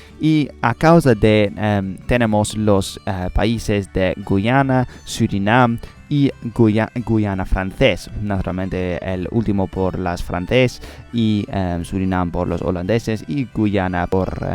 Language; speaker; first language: Spanish; non-native, learner; English